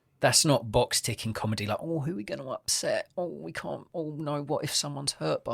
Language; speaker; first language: English; native; English